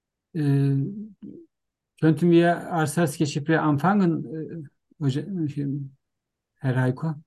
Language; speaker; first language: German; non-native, learner; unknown